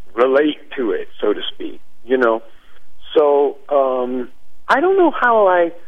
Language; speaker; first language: English; native; English